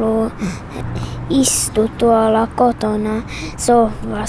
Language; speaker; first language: Finnish; non-native, learner; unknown